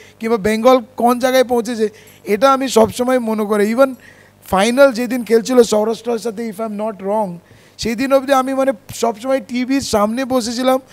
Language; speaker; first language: Bangla; non-native, fluent; Konkani